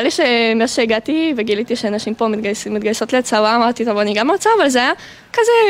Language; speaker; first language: Hebrew; non-native, fluent; Russian